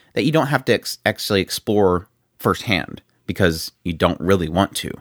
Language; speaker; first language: English; native; English